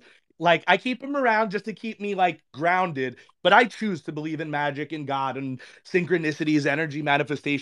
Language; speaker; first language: English; native; English